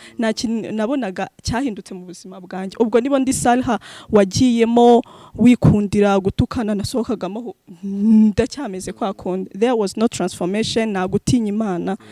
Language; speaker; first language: Kinyarwanda; native; Kinyarwanda